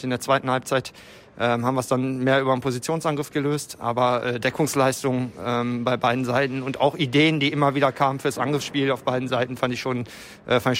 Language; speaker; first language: German; native; German